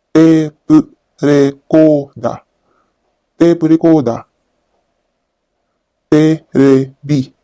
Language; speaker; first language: Japanese; non-native, learner; Filipino